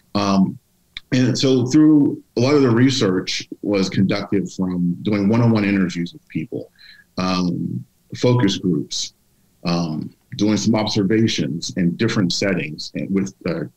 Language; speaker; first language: English; native; English